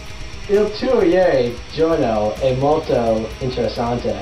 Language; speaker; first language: Italian; non-native, learner; English